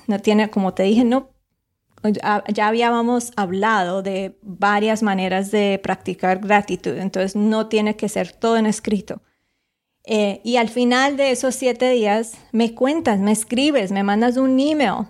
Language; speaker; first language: Spanish; native; Spanish